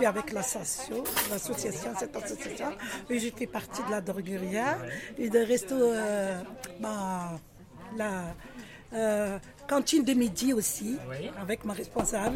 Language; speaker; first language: French; non-native, learner; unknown